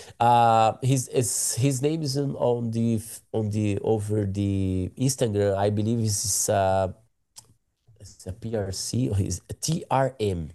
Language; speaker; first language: English; non-native, learner; Portuguese